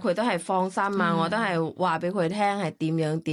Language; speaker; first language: Cantonese; non-native, learner; Thai